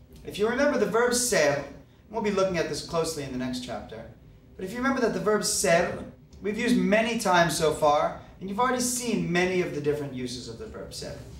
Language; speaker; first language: English; native; English